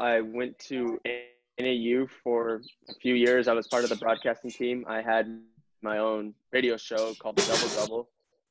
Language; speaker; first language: English; native; English